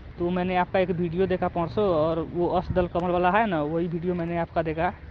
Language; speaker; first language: Hindi; non-native, local second language; Nepali